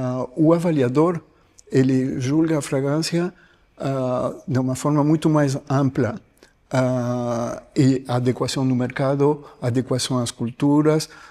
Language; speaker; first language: Portuguese; non-native, fluent; French